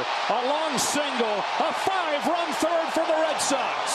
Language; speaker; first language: English; native; English